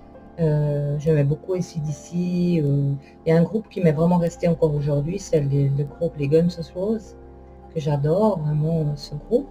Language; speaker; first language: French; native; French